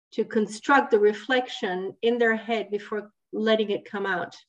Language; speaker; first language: English; non-native, fluent; Italian